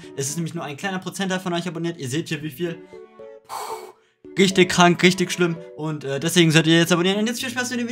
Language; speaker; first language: German; native; German